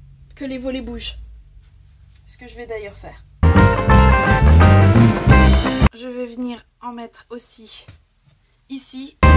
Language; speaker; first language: French; native; French